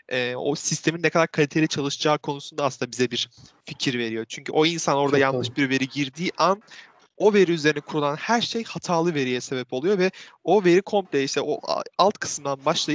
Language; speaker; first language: Turkish; native; Turkish